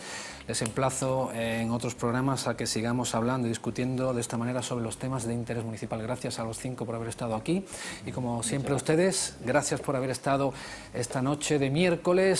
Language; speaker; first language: Spanish; native; Spanish